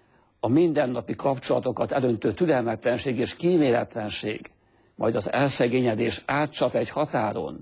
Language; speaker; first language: Hungarian; native; Hungarian